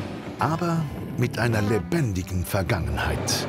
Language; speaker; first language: German; native; German